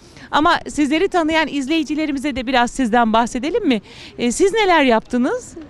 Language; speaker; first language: Turkish; native; Turkish